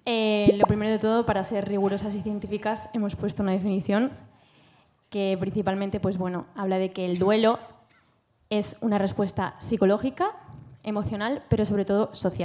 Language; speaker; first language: Spanish; native; Spanish